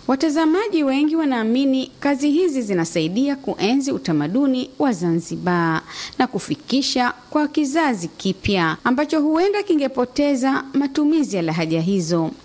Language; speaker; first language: Swahili; native; Swahili